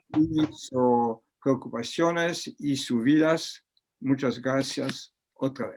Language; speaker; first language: Spanish; non-native, learner; French